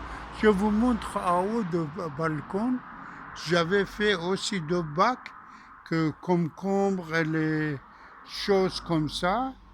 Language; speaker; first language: French; non-native, fluent; Persian